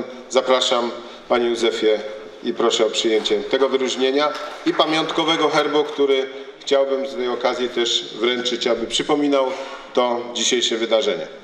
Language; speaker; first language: Polish; native; Polish